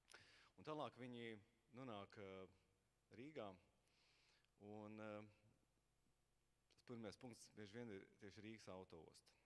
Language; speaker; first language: Latvian; native; Latvian